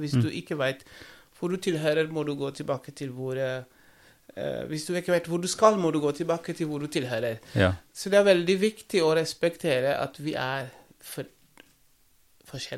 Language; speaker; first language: Norwegian; non-native, fluent; Wolof